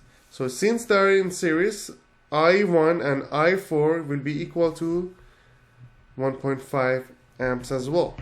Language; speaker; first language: English; non-native, fluent; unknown